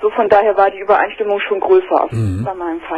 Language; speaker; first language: German; native; German